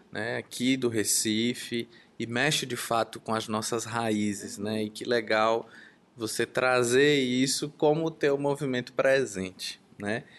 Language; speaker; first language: Portuguese; native; Portuguese